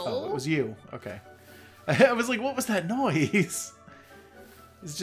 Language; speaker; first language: English; native; English